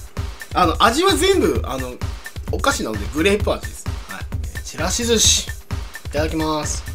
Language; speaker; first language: Japanese; native; Japanese